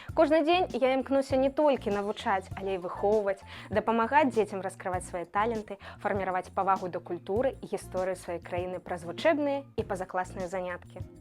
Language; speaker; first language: Belarusian; native; Belarusian